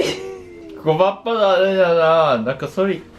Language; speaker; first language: Korean; non-native, fluent; Japanese